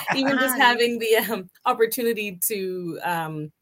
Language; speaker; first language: English; native; English